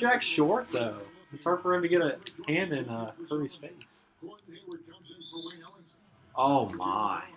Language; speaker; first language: English; native; English